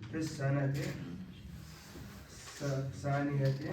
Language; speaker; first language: Arabic; non-native, learner; Urdu